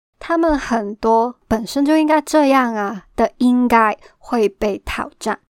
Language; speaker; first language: Chinese; non-native, local second language; Cantonese